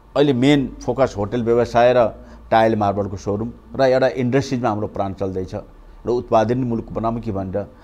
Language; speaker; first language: Nepali; native; Nepali